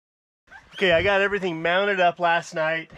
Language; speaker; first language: English; native; English